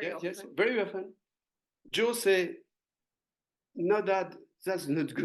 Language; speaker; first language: English; non-native, learner; French